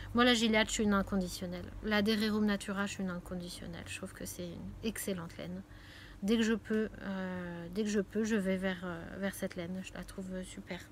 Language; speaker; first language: French; native; French